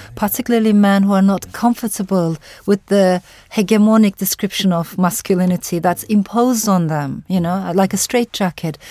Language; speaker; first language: English; non-native, fluent; Turkish